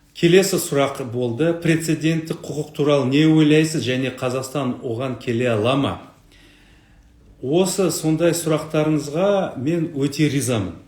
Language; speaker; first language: Kazakh; non-native, local second language; Russian